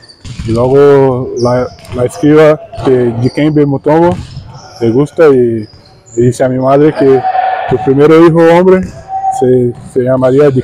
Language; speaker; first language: Spanish; non-native, learner; Portuguese